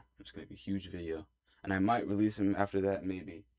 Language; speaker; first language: English; native; English